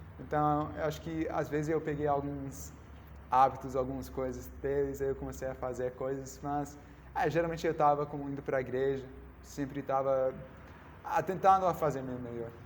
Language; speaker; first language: Portuguese; non-native, learner; English